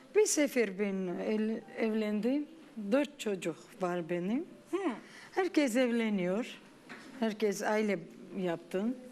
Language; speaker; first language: Turkish; non-native, learner; Armenian